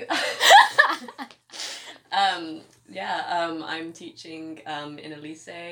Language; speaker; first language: English; native; English